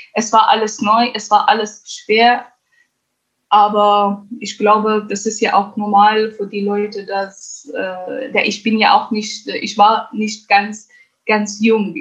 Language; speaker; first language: German; non-native, fluent; Kurdish